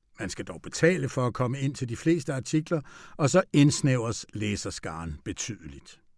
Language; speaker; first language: Danish; native; Danish